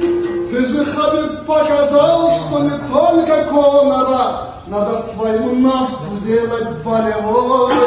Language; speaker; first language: Russian; non-native, local second language; Kyrgyz